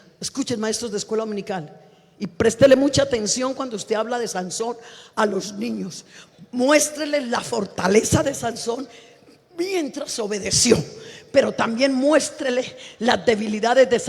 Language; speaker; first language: Spanish; native; Spanish